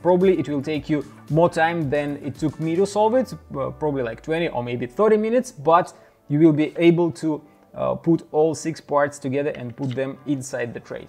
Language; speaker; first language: English; non-native, fluent; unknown